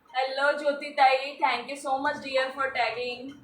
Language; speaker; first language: Hindi; non-native, local second language; Marathi